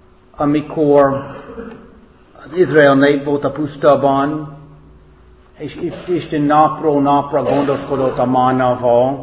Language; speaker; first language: Hungarian; non-native, fluent; English